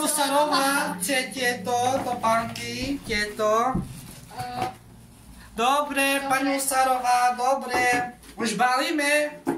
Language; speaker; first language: Slovak; non-native, local second language; Romany